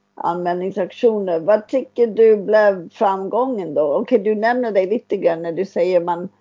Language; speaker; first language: Swedish; non-native, fluent; English